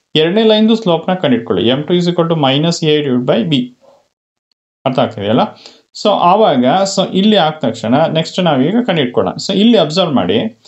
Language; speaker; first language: English; non-native, local second language; Kannada